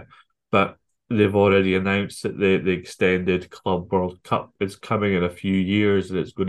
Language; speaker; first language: English; native; English